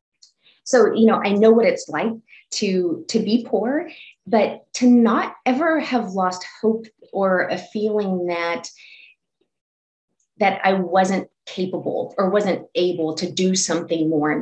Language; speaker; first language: English; native; English